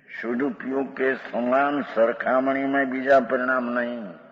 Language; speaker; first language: Hindi; non-native, local second language; Gujarati